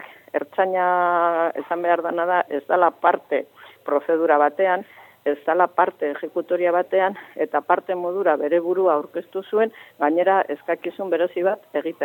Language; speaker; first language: Basque; native; Basque